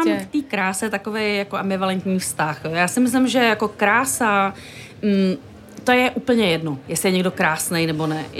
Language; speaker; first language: Czech; native; Czech